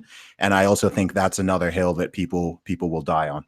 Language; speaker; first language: English; native; English